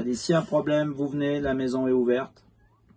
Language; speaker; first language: French; native; French